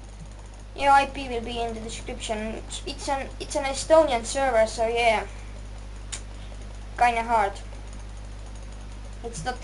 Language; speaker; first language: English; non-native, learner; Estonian